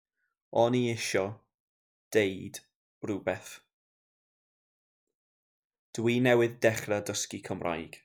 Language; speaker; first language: Welsh; non-native, learner; English